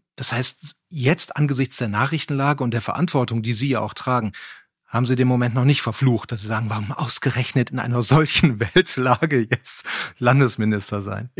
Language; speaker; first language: German; native; German